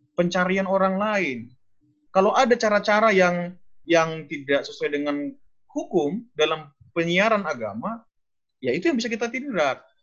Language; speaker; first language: Indonesian; non-native, local second language; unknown